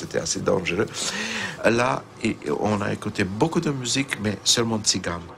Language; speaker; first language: French; non-native, fluent; Hungarian